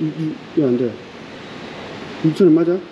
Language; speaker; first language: Korean; native; Korean